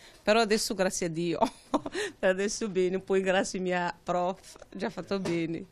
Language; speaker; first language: Italian; non-native, learner; Arabic